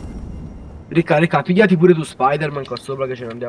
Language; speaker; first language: Italian; native; Italian